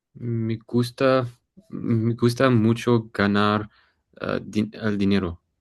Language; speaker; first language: Spanish; non-native, learner; English